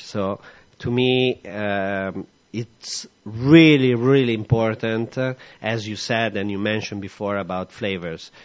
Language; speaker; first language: English; non-native, fluent; Italian